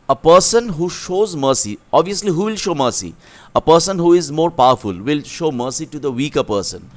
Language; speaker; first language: English; non-native, local second language; Bangla